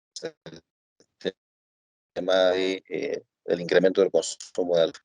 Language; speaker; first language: Spanish; native; Spanish